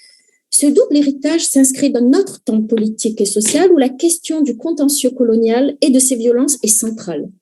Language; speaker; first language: French; native; French